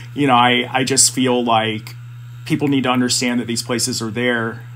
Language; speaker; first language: English; native; English